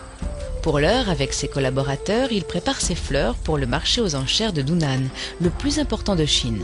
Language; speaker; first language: French; native; French